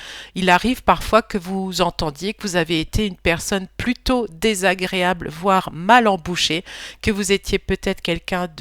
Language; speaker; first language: French; native; French